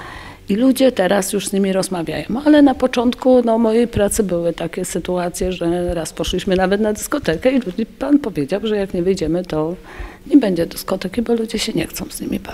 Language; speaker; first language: Polish; native; Polish